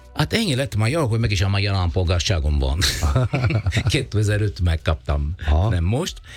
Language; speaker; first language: Hungarian; non-native, fluent; Italian